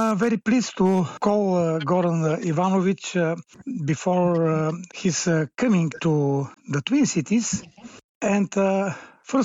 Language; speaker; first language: English; non-native, fluent; Bulgarian